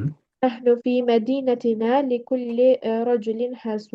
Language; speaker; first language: Arabic; non-native, learner; Albanian